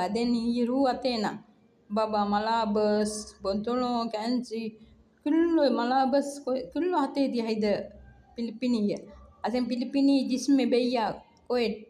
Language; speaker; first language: Arabic; non-native, learner; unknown